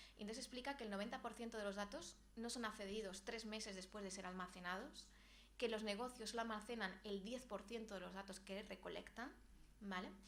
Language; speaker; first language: Spanish; native; Spanish